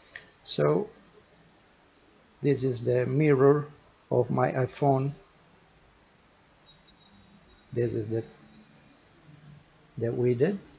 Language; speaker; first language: English; non-native, learner; Portuguese